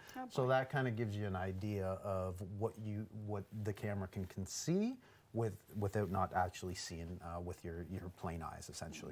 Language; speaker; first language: English; native; English